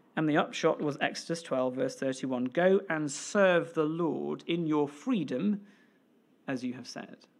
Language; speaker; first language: English; native; English